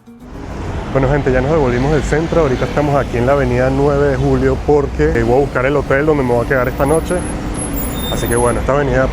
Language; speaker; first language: Spanish; native; Spanish